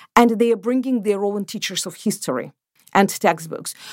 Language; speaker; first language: English; non-native, fluent; Ukrainian